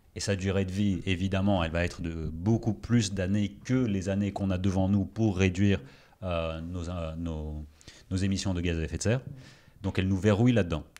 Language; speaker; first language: French; early bilingual, other home language; Greek